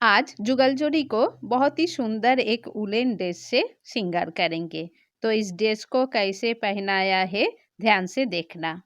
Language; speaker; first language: Hindi; non-native, local second language; Bangla